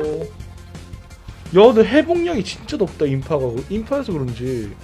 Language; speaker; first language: Korean; native; Korean